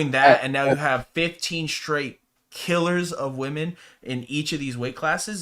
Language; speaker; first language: English; native; English